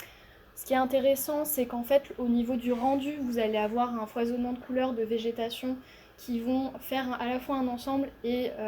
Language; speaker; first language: French; native; French